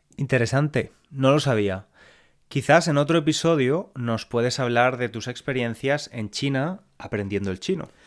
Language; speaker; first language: Spanish; native; Spanish